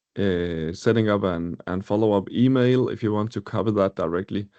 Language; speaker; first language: English; non-native, fluent; Danish